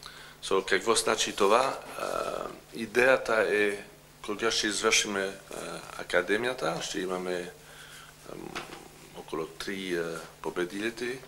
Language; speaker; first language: Bulgarian; non-native, learner; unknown